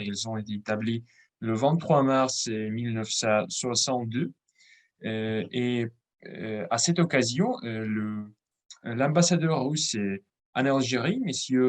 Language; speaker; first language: French; non-native, fluent; Russian